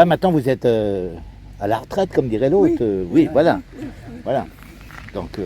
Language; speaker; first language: French; native; French